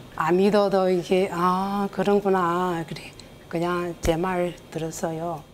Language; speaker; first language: Korean; non-native, learner; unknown